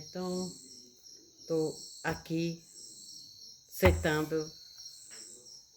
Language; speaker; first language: Portuguese; non-native, local second language; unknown